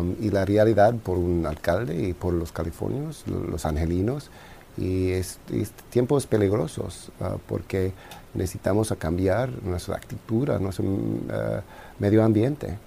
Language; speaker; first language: Spanish; non-native, fluent; English